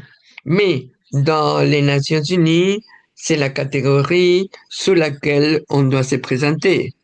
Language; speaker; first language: French; non-native, fluent; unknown